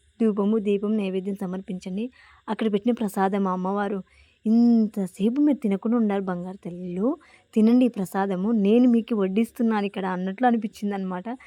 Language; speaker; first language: Telugu; native; Telugu